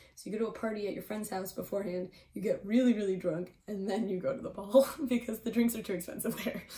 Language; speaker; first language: English; native; English